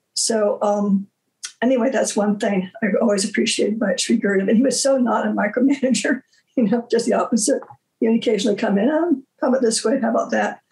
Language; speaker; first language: English; native; English